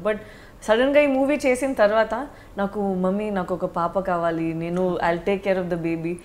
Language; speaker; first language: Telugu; non-native, fluent; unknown